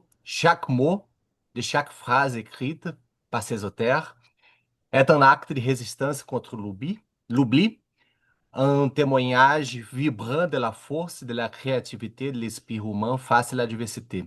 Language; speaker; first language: French; non-native, learner; Portuguese